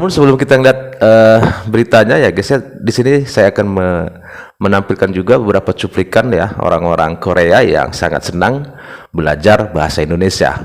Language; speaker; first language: Indonesian; native; Indonesian